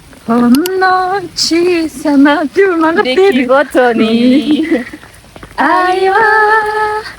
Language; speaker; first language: Japanese; non-native, fluent; Mongolian